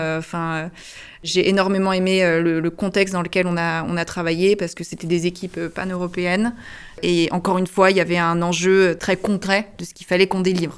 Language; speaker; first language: French; early bilingual, heritage; French